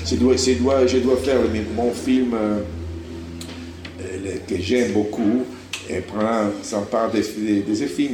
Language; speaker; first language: French; non-native, learner; Italian